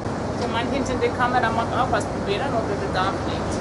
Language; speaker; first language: German; non-native, fluent; Romanian